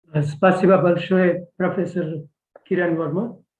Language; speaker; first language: Russian; non-native, fluent; Hindi